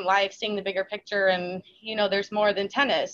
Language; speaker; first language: English; native; English